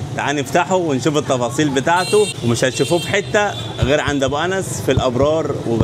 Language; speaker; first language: Arabic; native; Arabic